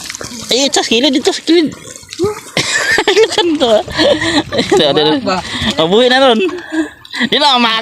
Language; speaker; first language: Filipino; non-native, local second language; Cebuano